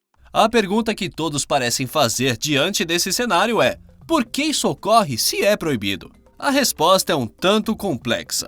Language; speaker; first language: Portuguese; native; Portuguese